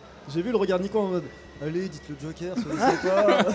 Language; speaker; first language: French; native; French